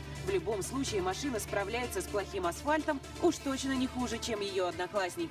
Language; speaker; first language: Russian; native; Russian